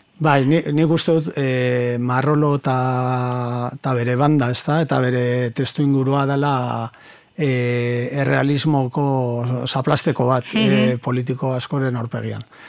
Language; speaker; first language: Basque; native; Basque